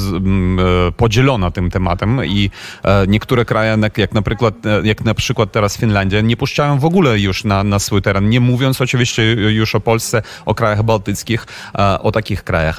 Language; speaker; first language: Polish; non-native, fluent; Ukrainian